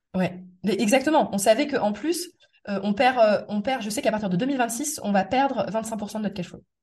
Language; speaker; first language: French; native; French